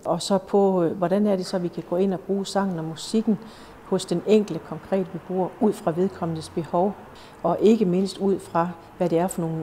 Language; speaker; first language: Danish; native; Danish